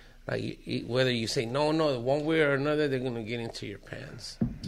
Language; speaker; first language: English; early bilingual, other home language; Spanish